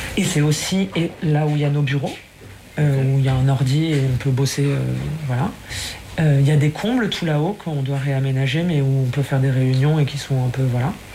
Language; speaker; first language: French; native; French